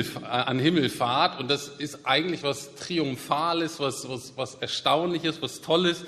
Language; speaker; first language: German; native; German